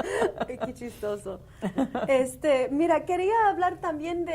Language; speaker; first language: Spanish; early bilingual, heritage; Spanish